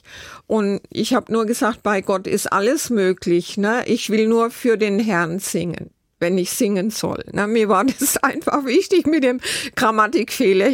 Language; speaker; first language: German; native; German